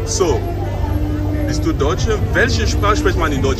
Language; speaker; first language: German; non-native, learner; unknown